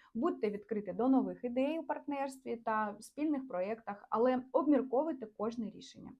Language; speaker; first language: Ukrainian; non-native, local second language; Russian